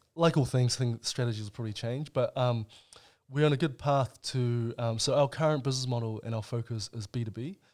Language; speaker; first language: English; native; English